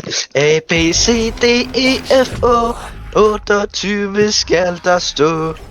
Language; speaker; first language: Danish; native; Danish